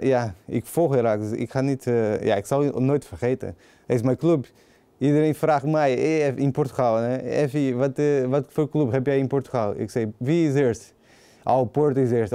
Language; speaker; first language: Dutch; non-native, learner; Portuguese